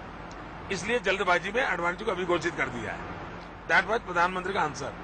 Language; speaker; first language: Hindi; non-native, local second language; Gujarati